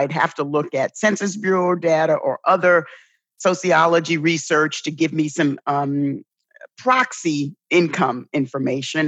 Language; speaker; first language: English; native; English